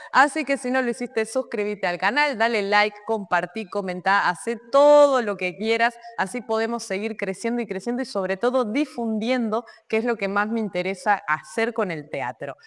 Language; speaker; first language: Spanish; native; Spanish